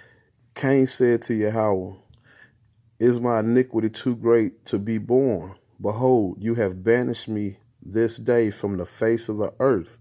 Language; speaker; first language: English; native; English